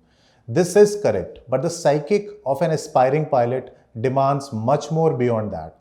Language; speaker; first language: English; non-native, local second language; Hindi